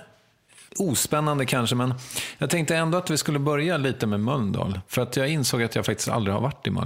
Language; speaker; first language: Swedish; native; Swedish